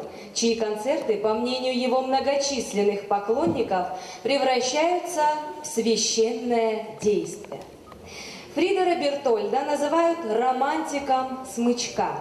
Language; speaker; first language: Russian; native; Russian